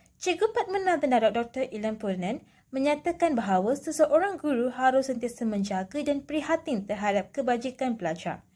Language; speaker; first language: Malay; non-native, local second language; Tamil